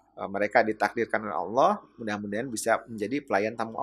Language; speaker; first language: Indonesian; native; Indonesian